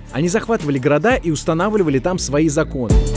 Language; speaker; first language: Russian; native; Russian